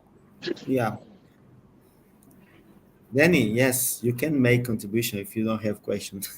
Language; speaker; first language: English; non-native, learner; Portuguese